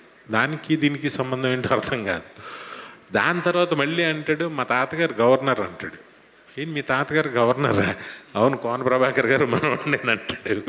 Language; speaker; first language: Telugu; native; Telugu